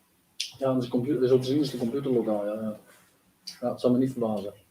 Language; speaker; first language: Dutch; native; Dutch